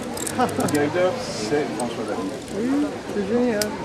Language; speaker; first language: French; non-native, fluent; Romanian